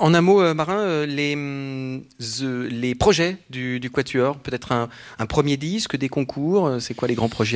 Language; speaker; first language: French; native; French